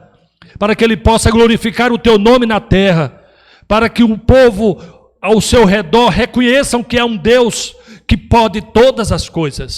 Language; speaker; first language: Portuguese; native; Portuguese